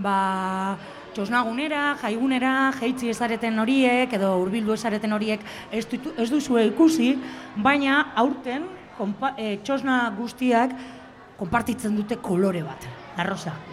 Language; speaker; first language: Basque; native; Basque